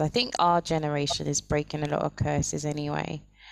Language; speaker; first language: English; native; English